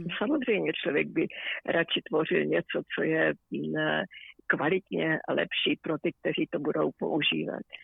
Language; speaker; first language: Czech; native; Czech